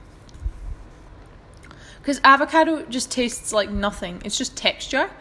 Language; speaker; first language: English; native; English